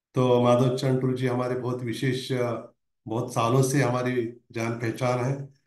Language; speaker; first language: Hindi; non-native, local second language; Marathi